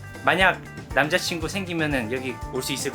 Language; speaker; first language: Korean; early bilingual, heritage; Korean